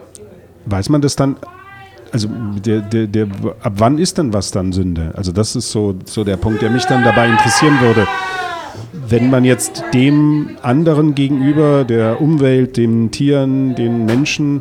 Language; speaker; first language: German; native; German